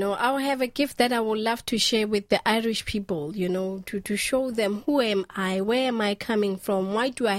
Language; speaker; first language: English; non-native, local second language; Southern Sotho